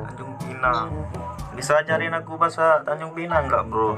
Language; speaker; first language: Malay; non-native, local second language; Sasak